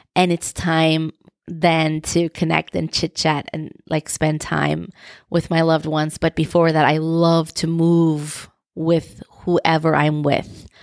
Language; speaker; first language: English; non-native, fluent; Turkish